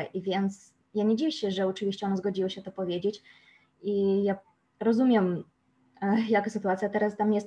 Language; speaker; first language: Polish; non-native, fluent; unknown